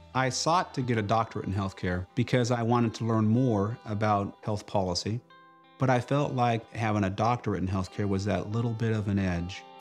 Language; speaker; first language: English; native; English